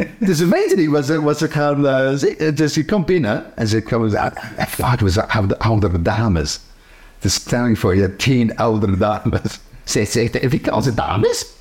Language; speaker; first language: Dutch; non-native, fluent; English